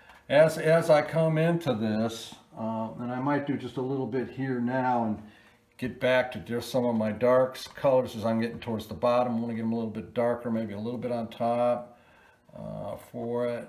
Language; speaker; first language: English; native; English